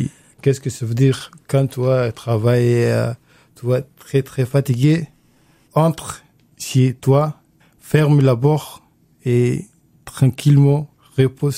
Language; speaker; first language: French; non-native, learner; Arabic